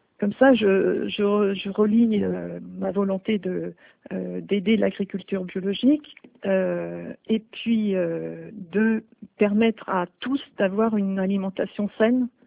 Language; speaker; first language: French; native; French